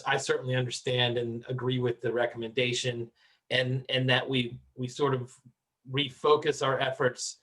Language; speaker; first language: English; native; English